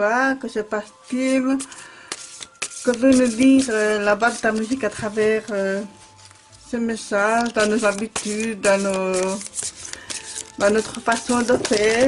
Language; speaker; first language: French; native; French